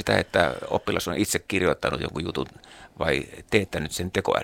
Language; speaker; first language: Finnish; native; Finnish